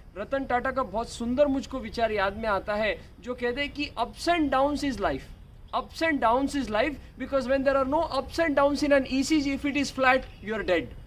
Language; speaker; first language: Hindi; non-native, local second language; Marathi